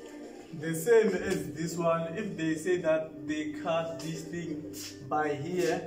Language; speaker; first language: English; non-native, local second language; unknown